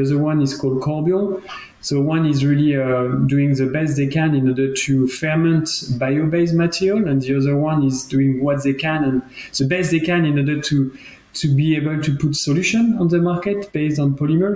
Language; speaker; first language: English; non-native, fluent; French